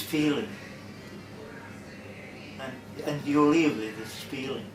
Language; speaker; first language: English; non-native, learner; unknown